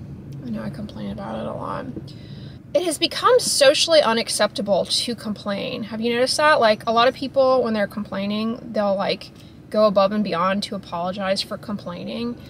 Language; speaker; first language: English; native; English